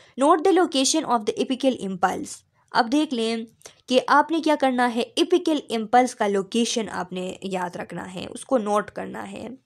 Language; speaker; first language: Urdu; non-native, local second language; Pashto